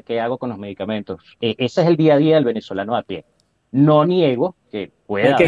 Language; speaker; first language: Spanish; native; Spanish